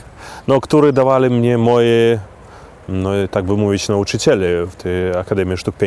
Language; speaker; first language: Polish; non-native, fluent; Belarusian